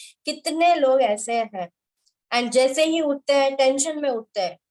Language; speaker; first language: Hindi; native; Hindi